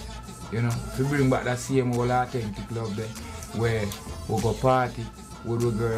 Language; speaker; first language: English; non-native, local second language; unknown